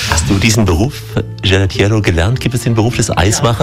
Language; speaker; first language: German; native; German